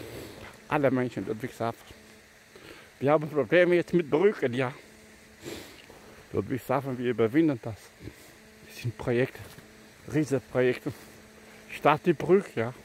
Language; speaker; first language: German; non-native, fluent; Albanian